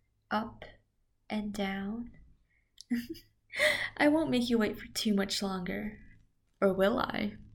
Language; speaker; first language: English; early bilingual, other home language; Korean